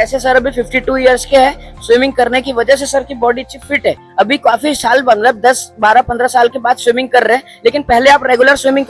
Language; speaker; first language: Hindi; native; Hindi